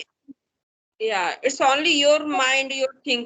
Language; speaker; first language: English; non-native, learner; Hindi